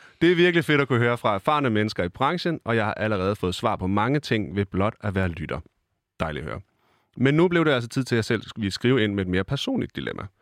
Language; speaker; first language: Danish; native; Danish